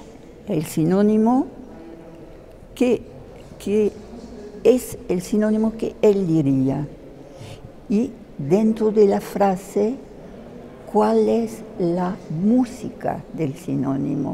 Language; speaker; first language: Spanish; non-native, fluent; French